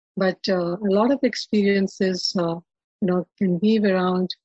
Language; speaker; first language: English; non-native, local second language; Telugu